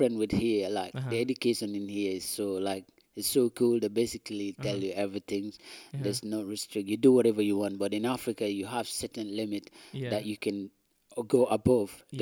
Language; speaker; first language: English; non-native, local second language; Wolof